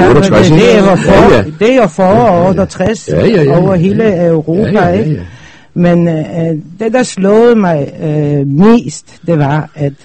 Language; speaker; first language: Danish; non-native, fluent; Polish